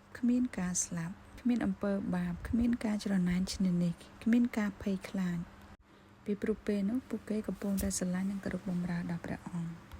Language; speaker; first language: Khmer; native; Khmer